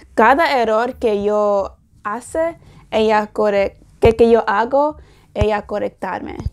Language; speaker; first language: Spanish; non-native, learner; English